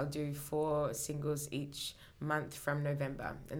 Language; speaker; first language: English; native; English